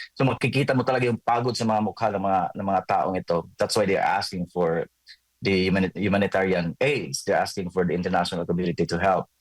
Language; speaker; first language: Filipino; non-native, local second language; Cebuano